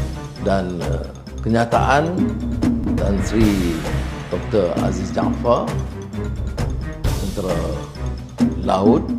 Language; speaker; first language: Malay; native; Malay